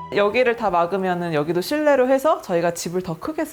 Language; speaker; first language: Korean; native; Korean